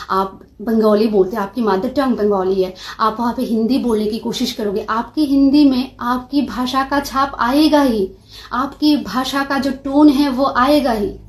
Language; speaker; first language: Hindi; non-native, local second language; Bangla